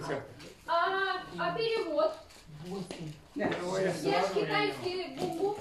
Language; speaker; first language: Russian; native; Russian